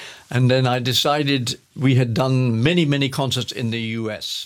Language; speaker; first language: English; native; English